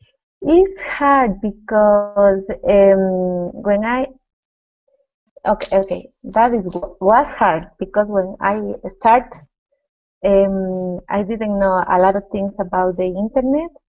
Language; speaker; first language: English; non-native, learner; Spanish